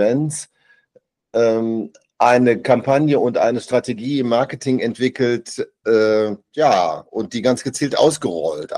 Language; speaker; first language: German; native; German